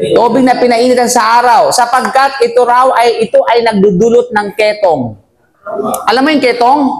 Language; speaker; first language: Filipino; non-native, local second language; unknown